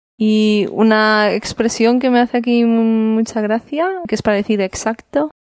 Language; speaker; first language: Spanish; native; Spanish